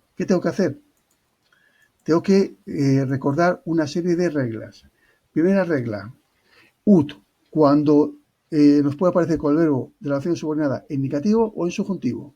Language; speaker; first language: Spanish; native; Spanish